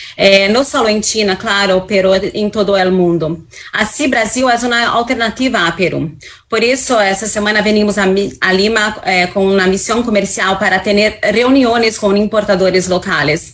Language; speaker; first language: Spanish; non-native, fluent; Portuguese